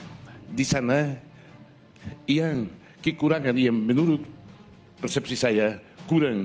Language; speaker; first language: Indonesian; non-native, fluent; Tetum